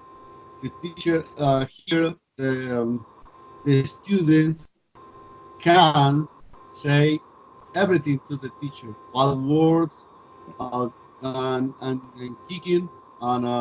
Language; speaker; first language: English; non-native, learner; Spanish